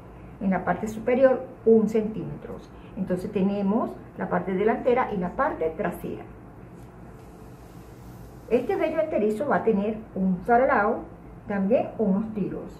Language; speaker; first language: Spanish; native; Spanish